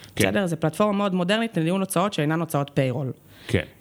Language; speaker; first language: Hebrew; native; Hebrew